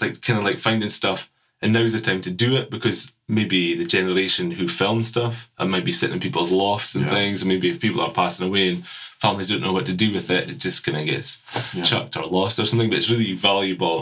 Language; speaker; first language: English; native; English